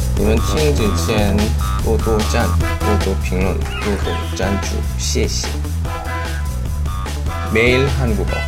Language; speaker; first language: Chinese; non-native, fluent; Korean